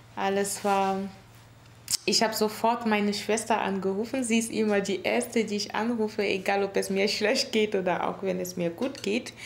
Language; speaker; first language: German; non-native, fluent; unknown